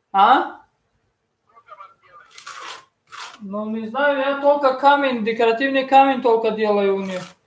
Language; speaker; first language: Russian; non-native, fluent; Tajik